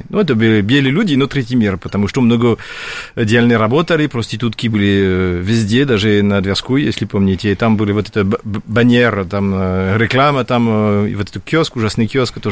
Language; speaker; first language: Russian; non-native, fluent; French